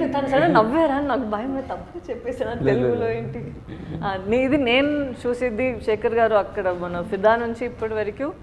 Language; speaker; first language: Telugu; non-native, local second language; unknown